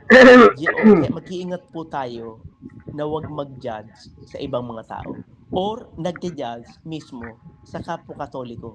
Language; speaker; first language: Filipino; native; Filipino